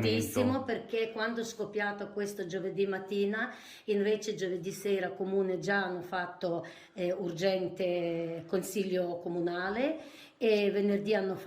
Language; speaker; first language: Italian; non-native, fluent; Ukrainian